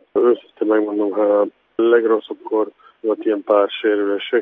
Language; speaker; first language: Hungarian; non-native, fluent; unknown